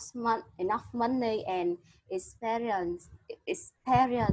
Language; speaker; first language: English; non-native, learner; Vietnamese